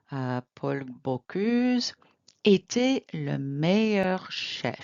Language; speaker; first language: French; non-native, fluent; English